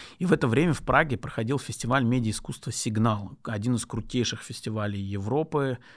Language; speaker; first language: Russian; non-native, local second language; Lezghian